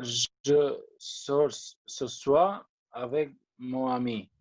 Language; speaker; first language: French; non-native, learner; Albanian